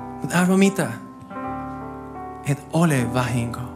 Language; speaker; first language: Finnish; non-native, fluent; Spanish